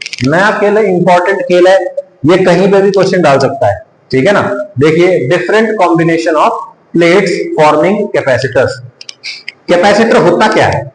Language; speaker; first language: Hindi; native; Hindi